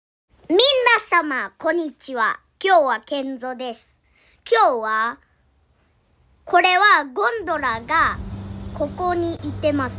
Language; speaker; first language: Japanese; non-native, learner; Indonesian